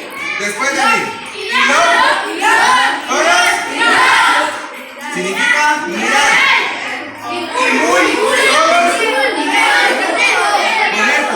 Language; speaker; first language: Spanish; non-native, local second language; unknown